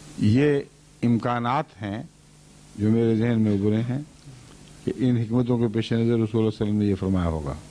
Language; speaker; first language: Urdu; native; Urdu